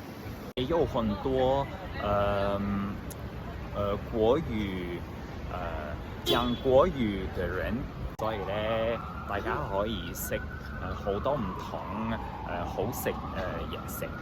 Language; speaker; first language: Chinese; non-native, learner; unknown